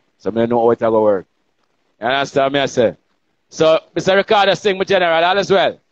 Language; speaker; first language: English; non-native, local second language; Jamaican Creole English